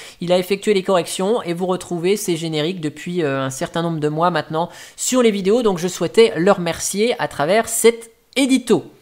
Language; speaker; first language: French; native; French